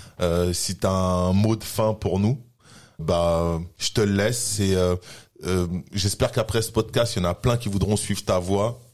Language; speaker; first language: French; native; French